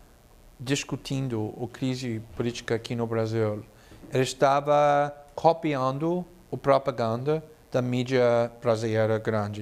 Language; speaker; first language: Portuguese; non-native, fluent; English